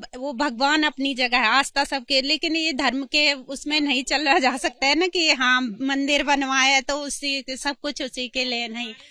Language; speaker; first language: Hindi; native; Hindi